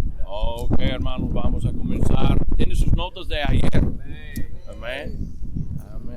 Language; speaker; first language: Spanish; non-native, fluent; English